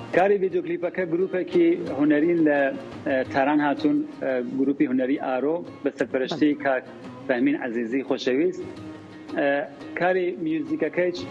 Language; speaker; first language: Central Kurdish; non-native, local second language; Gurani